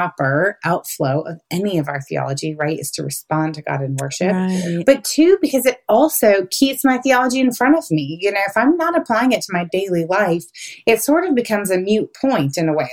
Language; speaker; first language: English; native; English